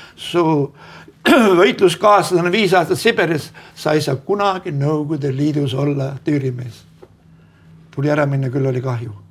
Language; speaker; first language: Estonian; native; Estonian